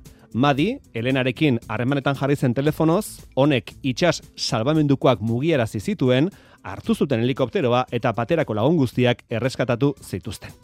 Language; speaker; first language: Basque; native; Basque